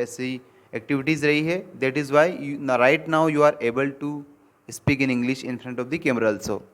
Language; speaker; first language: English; non-native, local second language; Hindi